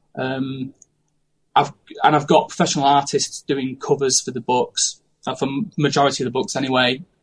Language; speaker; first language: English; native; English